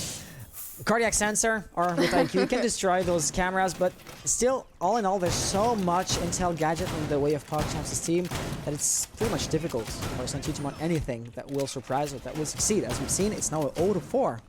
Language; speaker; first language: English; non-native, local second language; French